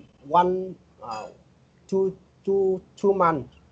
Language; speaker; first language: English; non-native, learner; Vietnamese